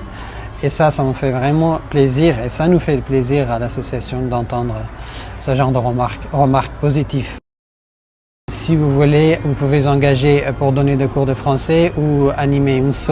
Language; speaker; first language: French; non-native, fluent; Persian